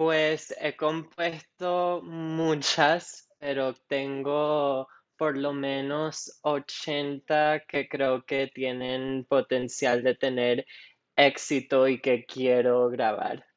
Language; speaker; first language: Spanish; non-native, local second language; English